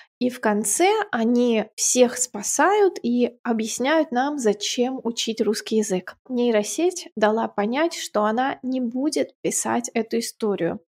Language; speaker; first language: Russian; native; Russian